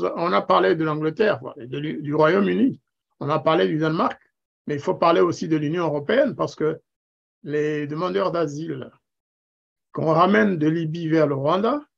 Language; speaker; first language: French; non-native, local second language; Kinyarwanda